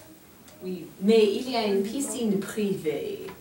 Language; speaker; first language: French; non-native, fluent; English